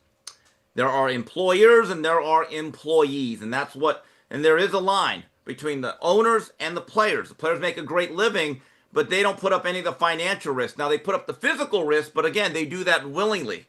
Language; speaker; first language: English; native; English